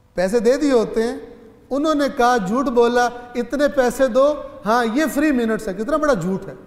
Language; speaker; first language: Urdu; non-native, local second language; Punjabi